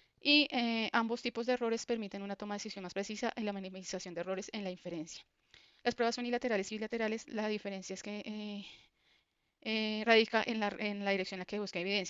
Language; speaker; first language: Spanish; native; Spanish